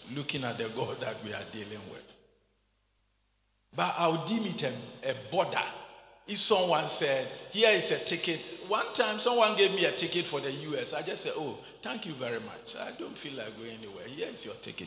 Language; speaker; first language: English; non-native, local second language; Akan